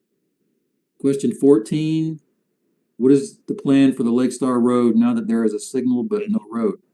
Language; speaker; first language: English; native; English